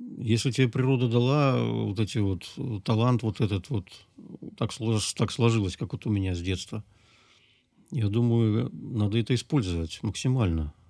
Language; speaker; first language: Russian; native; Russian